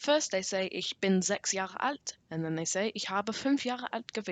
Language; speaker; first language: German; non-native, learner; English